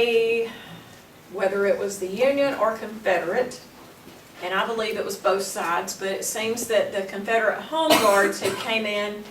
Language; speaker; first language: English; native; English